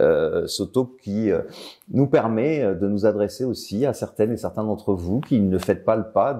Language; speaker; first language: French; native; French